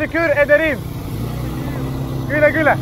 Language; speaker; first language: Turkish; non-native, learner; English